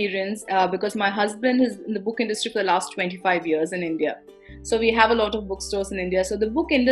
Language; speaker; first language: English; non-native, local second language; Tamil